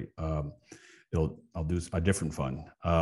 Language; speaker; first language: English; native; English